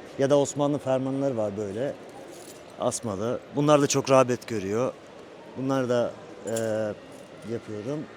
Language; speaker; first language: Turkish; early bilingual, heritage; Turkish